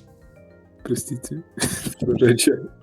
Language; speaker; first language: Russian; early bilingual, heritage; Russian